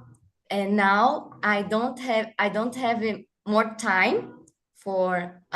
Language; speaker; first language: English; non-native, learner; Portuguese